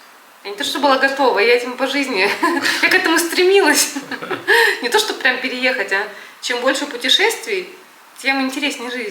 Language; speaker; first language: Russian; native; Russian